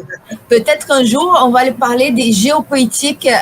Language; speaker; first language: French; non-native, fluent; Portuguese